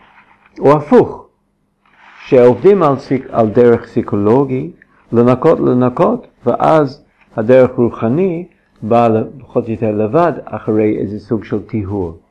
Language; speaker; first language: Hebrew; non-native, fluent; English